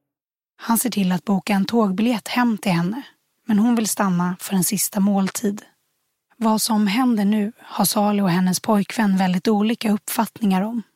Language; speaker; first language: Swedish; native; Swedish